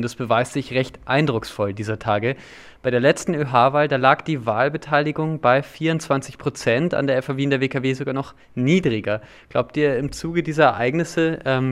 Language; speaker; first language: German; native; German